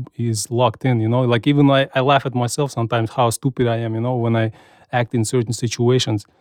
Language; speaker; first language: English; non-native, fluent; Russian